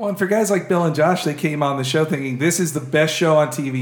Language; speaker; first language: English; native; English